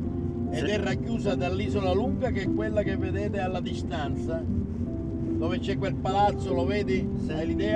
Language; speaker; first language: Italian; native; Italian